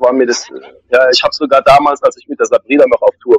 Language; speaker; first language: German; native; German